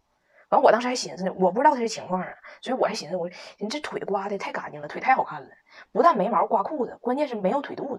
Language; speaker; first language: Chinese; native; Chinese